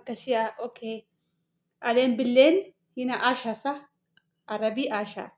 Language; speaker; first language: Arabic; non-native, learner; Oromo